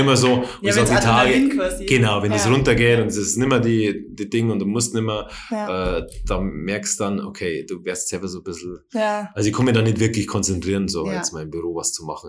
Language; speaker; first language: German; native; German